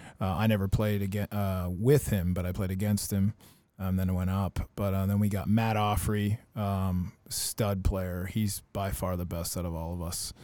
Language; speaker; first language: English; native; English